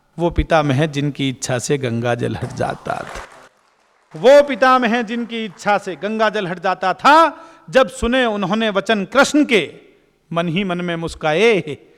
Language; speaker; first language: Hindi; native; Hindi